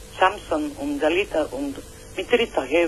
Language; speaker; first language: German; non-native, learner; Croatian